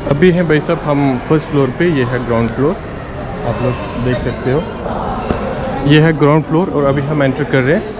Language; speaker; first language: Hindi; native; Hindi